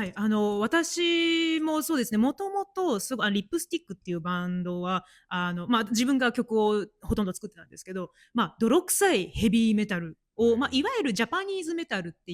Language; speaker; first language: Japanese; native; Japanese